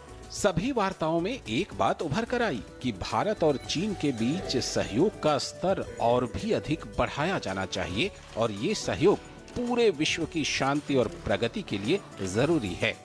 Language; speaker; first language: Hindi; native; Hindi